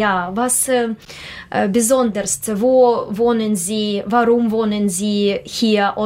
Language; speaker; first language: German; non-native, learner; Russian